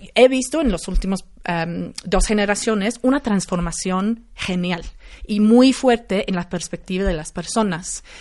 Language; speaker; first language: Spanish; non-native, fluent; English